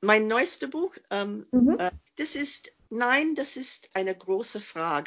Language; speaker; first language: German; non-native, fluent; English